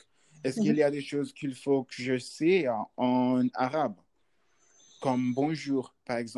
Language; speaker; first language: French; non-native, learner; English